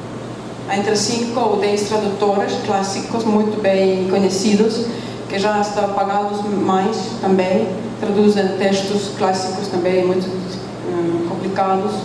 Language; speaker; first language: Portuguese; non-native, fluent; Estonian